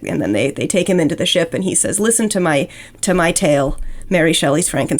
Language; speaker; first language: English; native; English